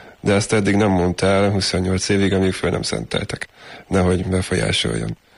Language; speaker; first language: Hungarian; native; Hungarian